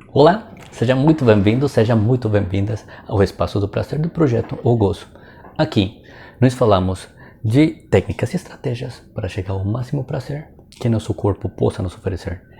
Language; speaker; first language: Portuguese; non-native, fluent; Spanish